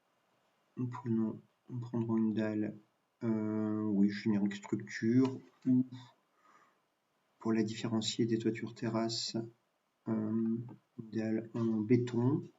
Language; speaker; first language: French; native; French